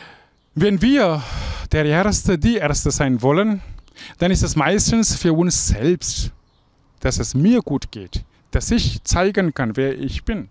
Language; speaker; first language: German; non-native, fluent; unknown